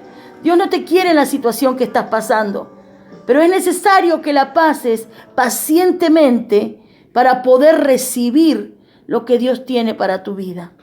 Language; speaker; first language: Spanish; native; Spanish